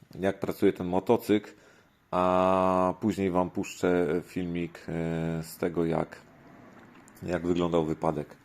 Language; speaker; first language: Polish; native; Polish